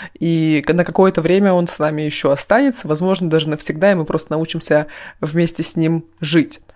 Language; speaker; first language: Russian; native; Russian